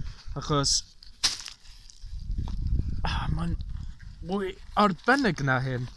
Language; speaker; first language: Welsh; non-native, learner; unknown